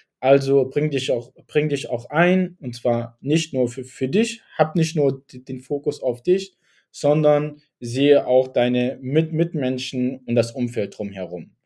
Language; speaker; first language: German; early bilingual, other home language; Kurdish